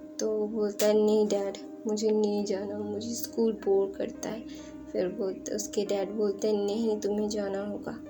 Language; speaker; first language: Hindi; non-native, local second language; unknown